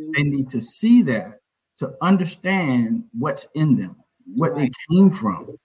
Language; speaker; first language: English; native; English